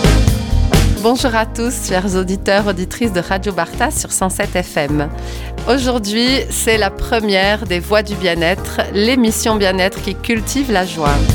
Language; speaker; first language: French; native; French